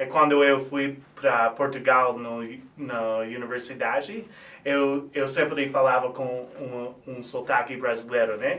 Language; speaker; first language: Portuguese; non-native, fluent; English